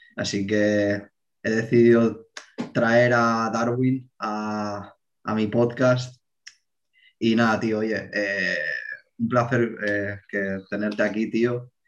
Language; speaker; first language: Spanish; native; Spanish